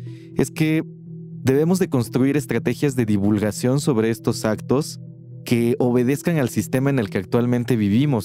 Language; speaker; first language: Spanish; native; Spanish